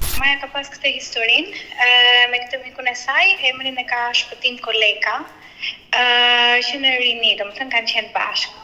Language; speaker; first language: Albanian; early bilingual, heritage; Greek